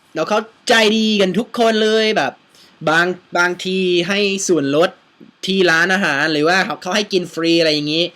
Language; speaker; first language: Thai; non-native, fluent; English